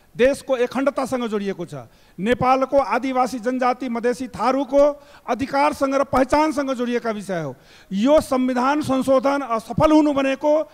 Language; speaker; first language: Nepali; non-native, local second language; Maithili